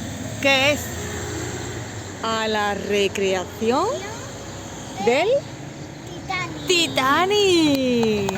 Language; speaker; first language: Spanish; native; Spanish